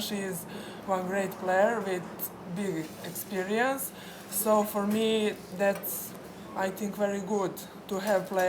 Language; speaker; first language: English; non-native, fluent; Serbian